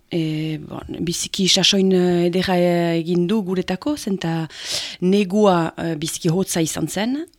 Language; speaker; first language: Basque; native; Basque